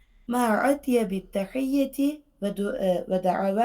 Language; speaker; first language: Arabic; non-native, fluent; Turkish